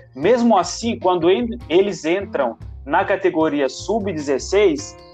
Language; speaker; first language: Portuguese; non-native, fluent; Italian